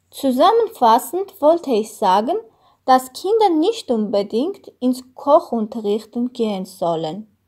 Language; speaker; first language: German; non-native, learner; Armenian